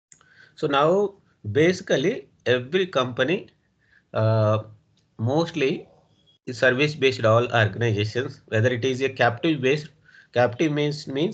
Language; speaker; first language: English; non-native, local second language; Telugu